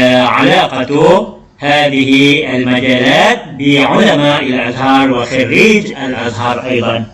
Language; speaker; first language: Arabic; non-native, fluent; Malay